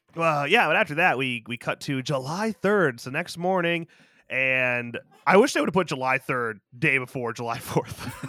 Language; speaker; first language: English; native; English